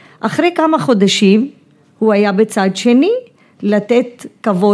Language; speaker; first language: Hebrew; non-native, fluent; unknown